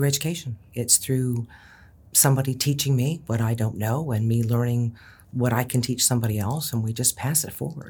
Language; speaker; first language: English; native; English